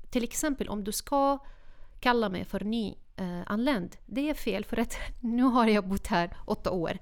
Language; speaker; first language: Swedish; non-native, fluent; Arabic